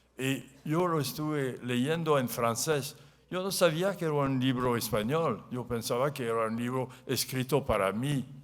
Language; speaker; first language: Spanish; non-native, learner; French